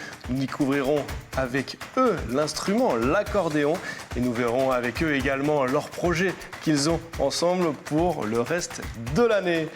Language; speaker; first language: French; native; French